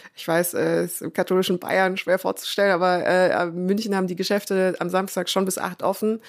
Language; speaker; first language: German; native; German